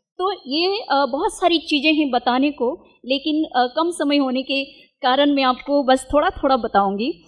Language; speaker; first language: Hindi; non-native, local second language; Nyishi